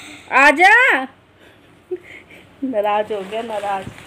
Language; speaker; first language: Hindi; native; Hindi